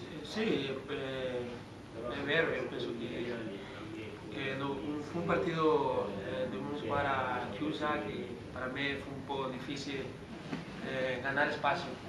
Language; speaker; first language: Italian; non-native, learner; Spanish